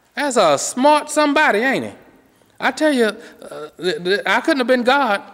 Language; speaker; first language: English; native; English